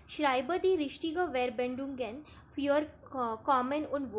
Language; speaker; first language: German; non-native, fluent; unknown